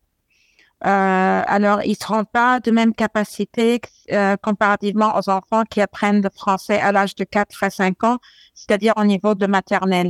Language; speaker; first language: French; non-native, fluent; Arabic